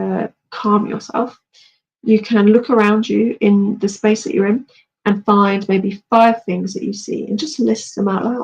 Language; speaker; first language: English; native; English